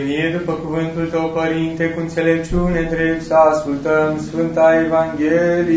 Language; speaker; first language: Romanian; native; Romanian